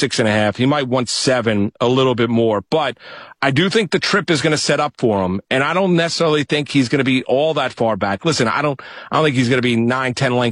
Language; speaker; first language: English; native; English